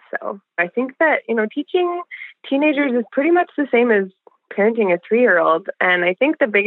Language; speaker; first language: English; native; English